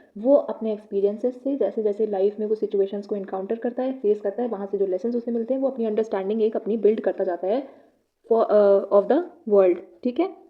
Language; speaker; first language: Hindi; native; Hindi